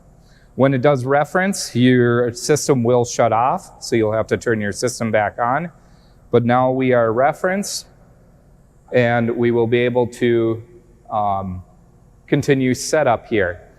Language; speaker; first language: English; native; English